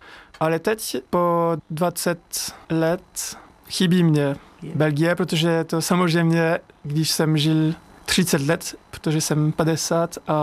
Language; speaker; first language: Czech; non-native, learner; French